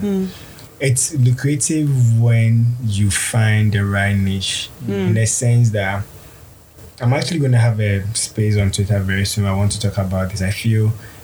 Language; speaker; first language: English; non-native, local second language; Akan